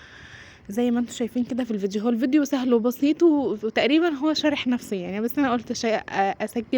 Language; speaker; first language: Arabic; native; Arabic